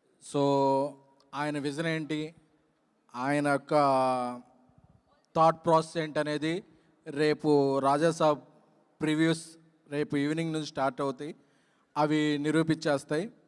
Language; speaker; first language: Telugu; native; Telugu